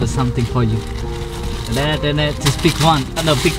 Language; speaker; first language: English; non-native, learner; Javanese